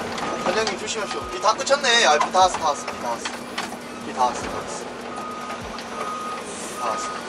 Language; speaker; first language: Korean; native; Korean